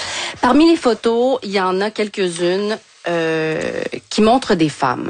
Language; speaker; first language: French; native; French